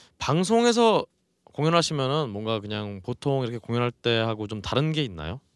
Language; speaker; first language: Korean; native; Korean